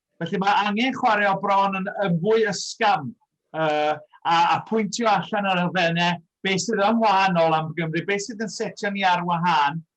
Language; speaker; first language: Welsh; early bilingual, heritage; Welsh